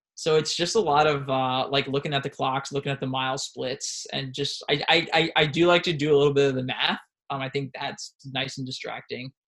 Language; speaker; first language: English; native; English